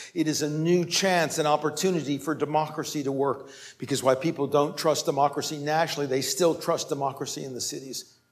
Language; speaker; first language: English; native; English